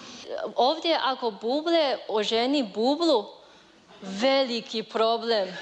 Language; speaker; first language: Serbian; non-native, learner; Chinese